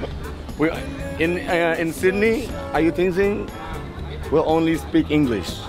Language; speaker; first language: English; non-native, local second language; Indonesian